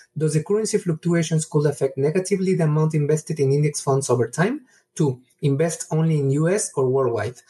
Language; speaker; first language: English; non-native, fluent; Spanish